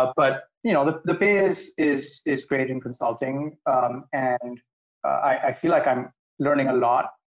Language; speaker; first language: English; non-native, local second language; Hindi